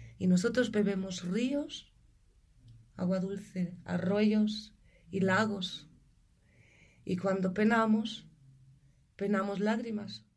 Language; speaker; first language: Spanish; non-native, fluent; German